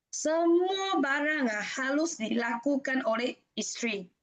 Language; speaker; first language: Indonesian; non-native, fluent; Malay